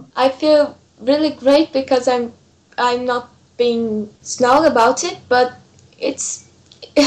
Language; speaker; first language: English; non-native, fluent; Portuguese